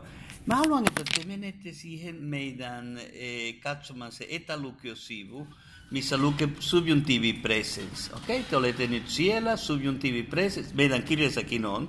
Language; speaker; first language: Finnish; non-native, fluent; Spanish